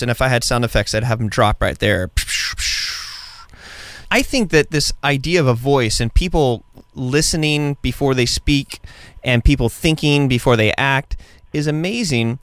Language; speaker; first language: English; native; English